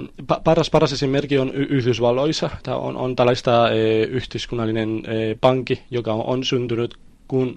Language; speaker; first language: Finnish; non-native, learner; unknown